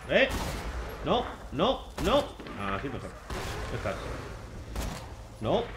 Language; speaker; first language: Spanish; native; Spanish